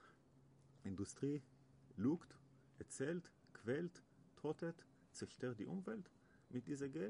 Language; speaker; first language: German; non-native, learner; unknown